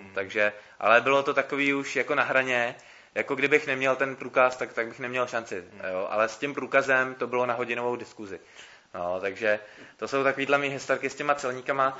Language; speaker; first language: Czech; native; Czech